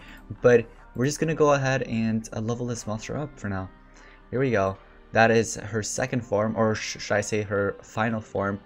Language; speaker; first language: English; native; English